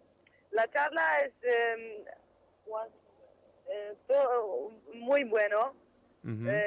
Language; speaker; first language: Spanish; non-native, learner; Kurdish